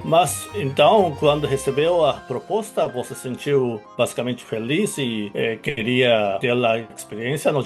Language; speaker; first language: Portuguese; non-native, fluent; Japanese